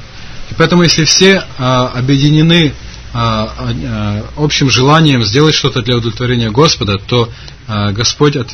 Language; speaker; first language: Russian; native; Russian